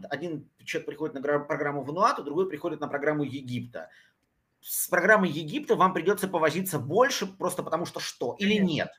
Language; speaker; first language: Russian; native; Russian